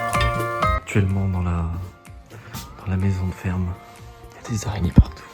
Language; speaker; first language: French; native; French